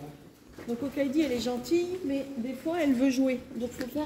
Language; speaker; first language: French; native; French